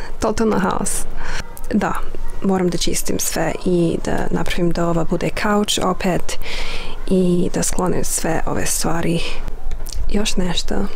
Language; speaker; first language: Serbian; early bilingual, heritage; Serbian